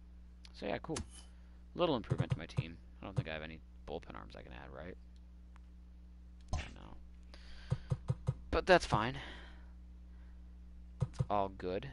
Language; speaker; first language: English; native; English